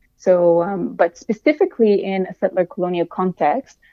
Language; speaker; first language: English; non-native, fluent; Arabic